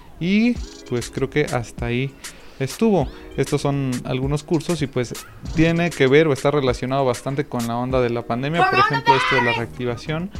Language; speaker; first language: Spanish; native; Spanish